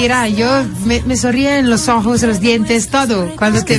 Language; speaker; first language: Spanish; non-native, fluent; Italian